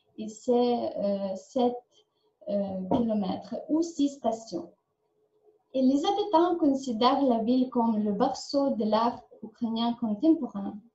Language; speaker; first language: French; non-native, learner; Ukrainian